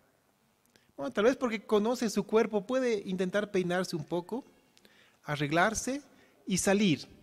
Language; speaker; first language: Spanish; native; Spanish